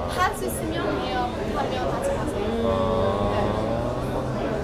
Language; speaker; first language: Korean; non-native, learner; Arabic